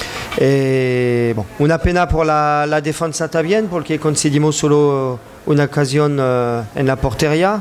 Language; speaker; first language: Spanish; non-native, learner; French